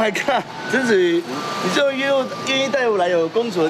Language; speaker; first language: Chinese; native; Chinese